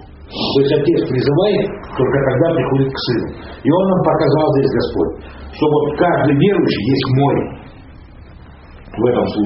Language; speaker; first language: Russian; native; Russian